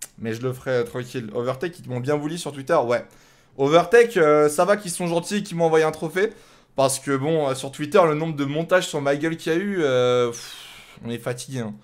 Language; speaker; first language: French; native; French